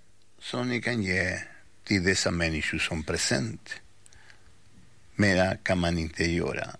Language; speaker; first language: Swedish; non-native, fluent; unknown